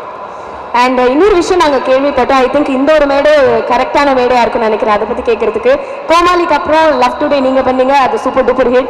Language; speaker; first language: Tamil; native; Tamil